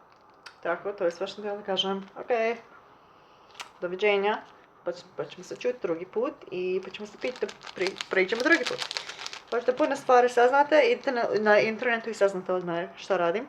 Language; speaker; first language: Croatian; early bilingual, heritage; Croatian